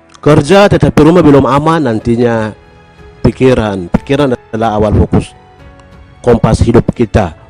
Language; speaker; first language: Indonesian; non-native, local second language; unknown